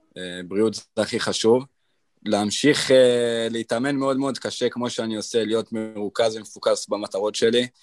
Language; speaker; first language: Hebrew; native; Hebrew